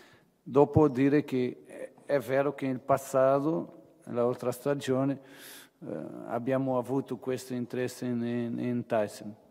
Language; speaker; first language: Italian; non-native, fluent; Portuguese